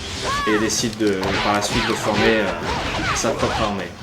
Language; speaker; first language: French; native; French